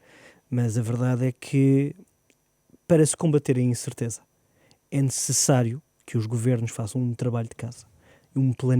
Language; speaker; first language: Portuguese; native; Portuguese